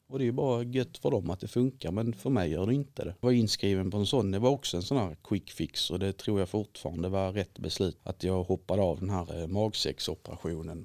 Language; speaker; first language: Swedish; native; Swedish